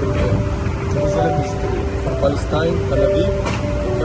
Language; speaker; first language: English; non-native, learner; Arabic